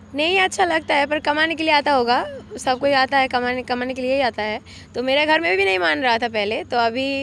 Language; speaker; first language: Hindi; non-native, local second language; Bangla